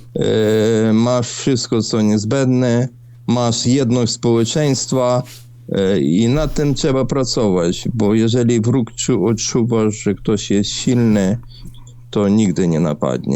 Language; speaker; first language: Polish; non-native, fluent; Ukrainian